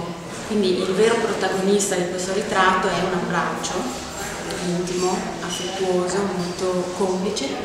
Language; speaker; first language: Italian; native; Italian